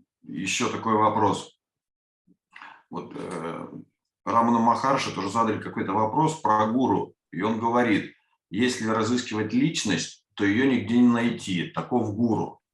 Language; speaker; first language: Russian; native; Russian